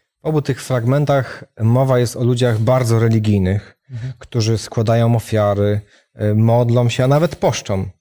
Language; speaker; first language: Polish; native; Polish